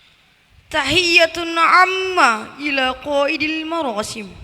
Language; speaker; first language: Arabic; non-native, learner; Indonesian